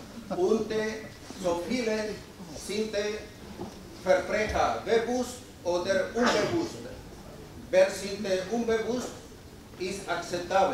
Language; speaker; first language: German; non-native, learner; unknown